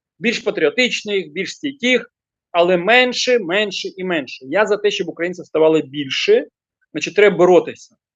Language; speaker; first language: Ukrainian; non-native, local second language; Russian